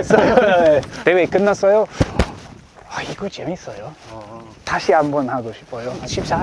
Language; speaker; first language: Korean; non-native, learner; English